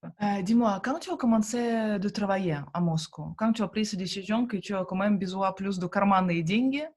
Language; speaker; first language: French; non-native, fluent; Russian